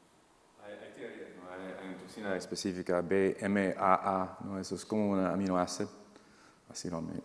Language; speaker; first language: Spanish; non-native, fluent; English